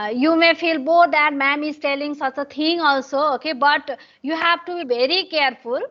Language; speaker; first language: English; non-native, local second language; Nepali